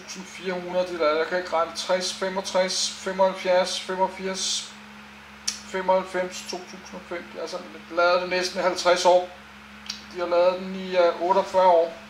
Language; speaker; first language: Danish; native; Danish